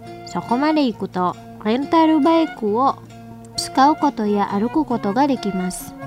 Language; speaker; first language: Japanese; non-native, fluent; Indonesian